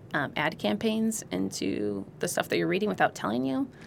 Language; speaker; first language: English; native; English